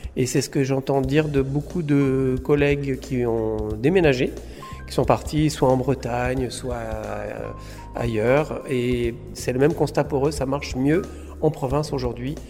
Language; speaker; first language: French; native; French